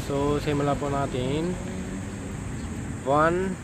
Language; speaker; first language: Filipino; non-native, learner; Punjabi